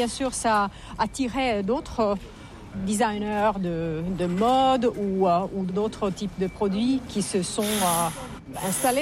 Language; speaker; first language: French; non-native, fluent; Finnish